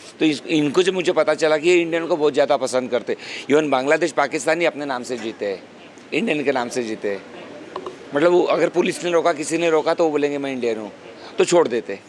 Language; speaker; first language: Hindi; non-native, local second language; Marathi